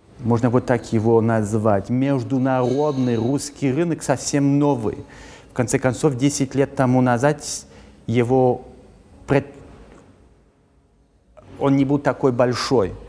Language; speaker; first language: Russian; early bilingual, heritage; Russian